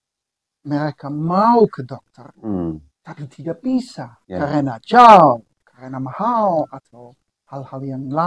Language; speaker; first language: Indonesian; non-native, learner; Dutch